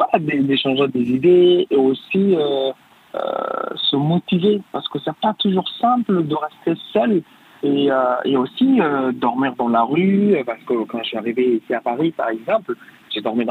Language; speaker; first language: French; non-native, fluent; Arabic